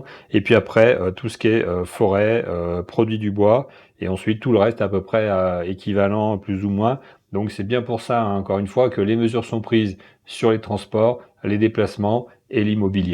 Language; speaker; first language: French; native; French